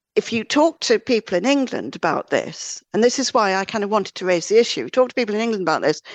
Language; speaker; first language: English; native; English